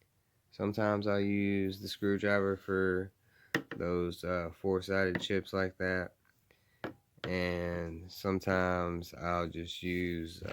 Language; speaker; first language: English; native; English